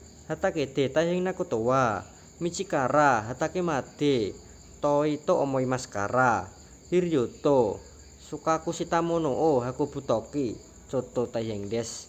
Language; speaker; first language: Japanese; non-native, learner; Indonesian